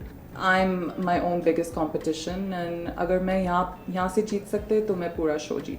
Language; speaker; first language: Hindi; non-native, local second language; English